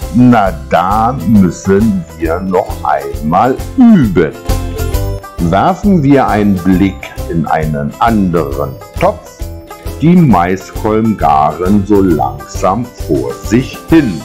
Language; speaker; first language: German; native; German